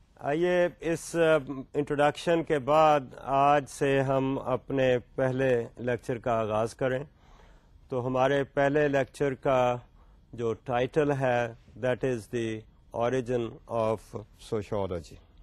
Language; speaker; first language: Urdu; native; Urdu